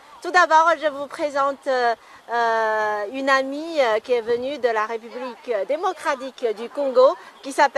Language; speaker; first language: French; non-native, fluent; Chinese